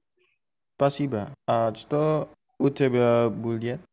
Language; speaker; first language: Russian; non-native, learner; Indonesian